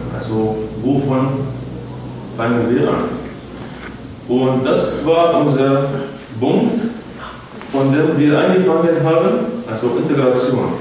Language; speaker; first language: German; non-native, fluent; Arabic